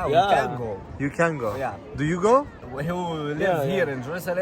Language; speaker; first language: English; non-native, learner; Arabic